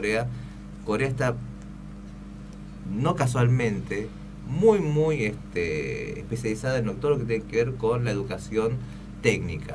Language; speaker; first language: Spanish; early bilingual, other home language; Korean